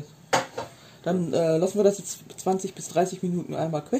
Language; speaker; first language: German; native; German